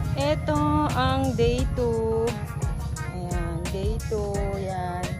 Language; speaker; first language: Filipino; non-native, local second language; Iloko